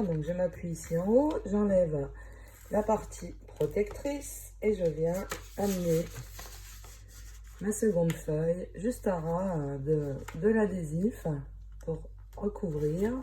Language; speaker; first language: French; native; French